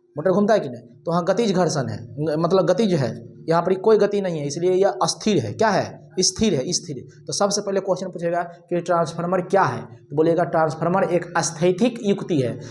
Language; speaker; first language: Hindi; native; Hindi